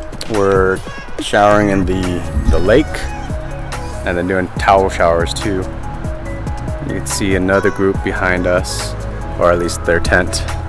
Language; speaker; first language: English; early bilingual, other home language; Vietnamese